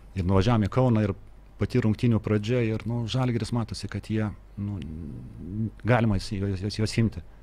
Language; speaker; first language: Lithuanian; native; Lithuanian